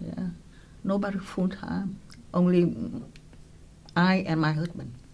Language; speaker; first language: English; non-native, local second language; Vietnamese